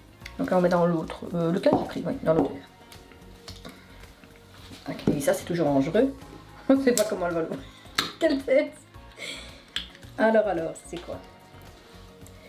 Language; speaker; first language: French; native; French